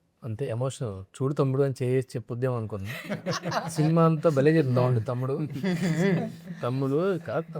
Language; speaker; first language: Telugu; native; Telugu